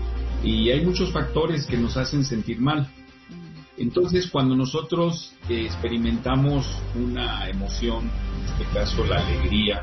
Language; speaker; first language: Spanish; native; Spanish